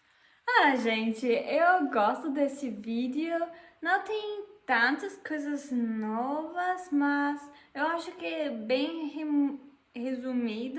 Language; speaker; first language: Portuguese; non-native, fluent; German